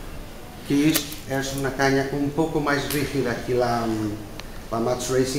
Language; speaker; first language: Spanish; non-native, learner; Portuguese